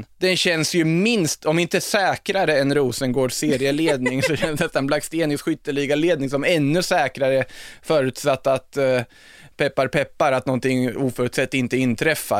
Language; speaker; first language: Swedish; native; Swedish